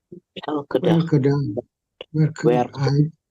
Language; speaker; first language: Dutch; non-native, learner; Indonesian